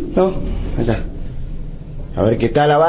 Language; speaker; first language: Spanish; native; Spanish